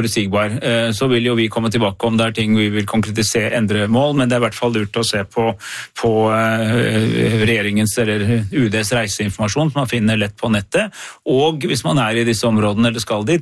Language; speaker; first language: Norwegian; native; Norwegian